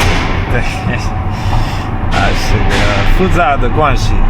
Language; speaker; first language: Chinese; non-native, learner; English